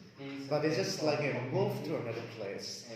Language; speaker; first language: English; non-native, learner; Thai